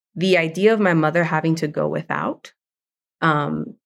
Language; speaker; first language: English; early bilingual, other home language; Spanish